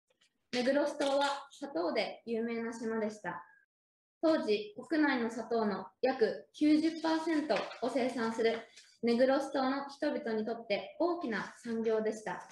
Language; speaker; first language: Japanese; native; Japanese